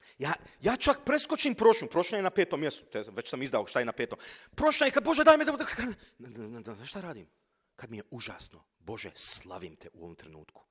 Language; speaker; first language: Croatian; early bilingual, heritage; Croatian